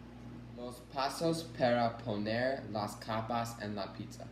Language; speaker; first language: Spanish; non-native, learner; English